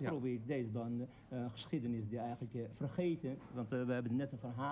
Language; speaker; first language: Dutch; non-native, fluent; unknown